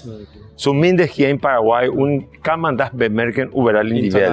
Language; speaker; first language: German; non-native, fluent; Spanish